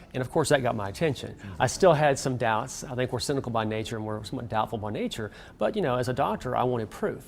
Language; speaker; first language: English; native; English